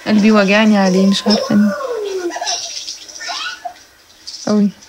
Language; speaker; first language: Arabic; native; Arabic